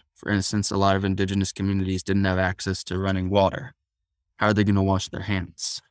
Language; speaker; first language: English; native; English